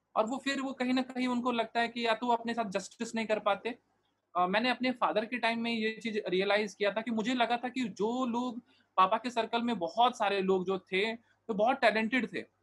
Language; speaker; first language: Hindi; native; Hindi